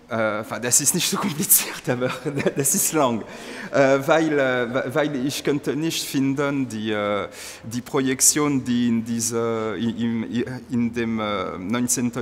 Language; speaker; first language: German; non-native, learner; French